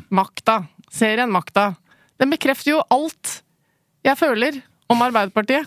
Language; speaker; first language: Norwegian; early bilingual, other home language; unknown